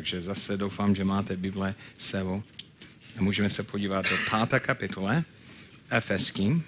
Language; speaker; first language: Czech; non-native, fluent; English